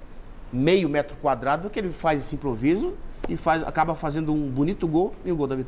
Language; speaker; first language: Portuguese; native; Portuguese